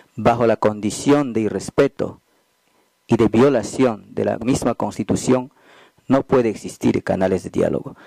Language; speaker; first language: Spanish; native; Spanish